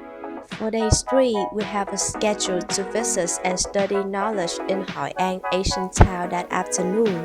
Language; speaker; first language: English; non-native, learner; Vietnamese